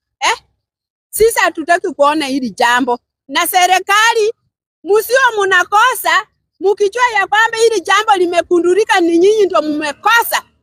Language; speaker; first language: Swahili; non-native, local second language; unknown